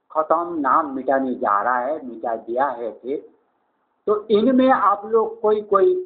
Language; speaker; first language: Hindi; native; Hindi